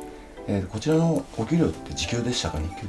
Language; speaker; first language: Japanese; native; Japanese